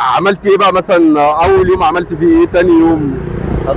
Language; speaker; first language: Arabic; native; Arabic